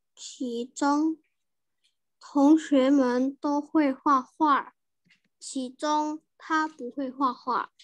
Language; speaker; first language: Chinese; non-native, learner; Indonesian